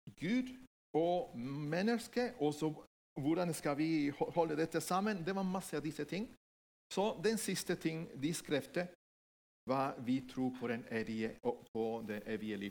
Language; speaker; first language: Norwegian; non-native, fluent; Spanish